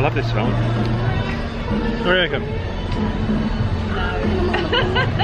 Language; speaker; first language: English; native; English